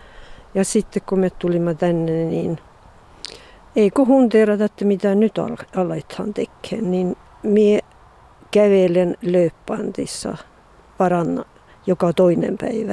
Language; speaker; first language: Finnish; early bilingual, heritage; Finnish